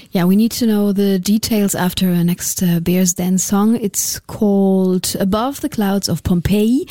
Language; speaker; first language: English; non-native, fluent; German